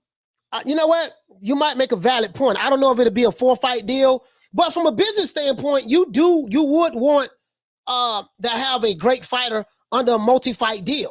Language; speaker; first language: English; native; English